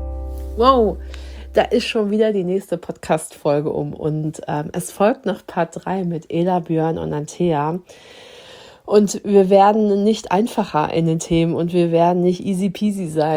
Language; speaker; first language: German; native; German